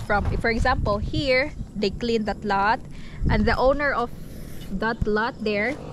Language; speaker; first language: English; non-native, local second language; Cebuano